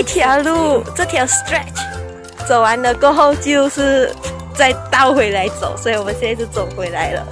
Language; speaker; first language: Chinese; native; Chinese